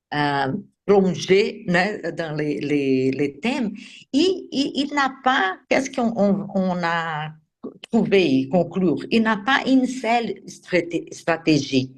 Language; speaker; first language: French; non-native, fluent; Portuguese